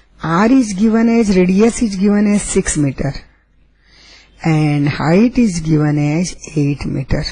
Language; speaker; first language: English; non-native, local second language; Gujarati